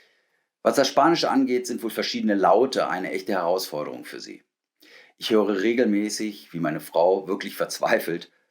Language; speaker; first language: German; native; German